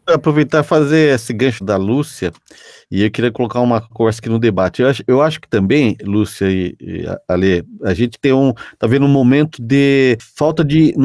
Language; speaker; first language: Portuguese; native; Portuguese